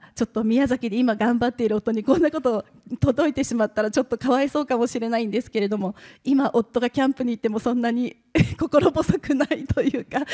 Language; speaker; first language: Japanese; native; Japanese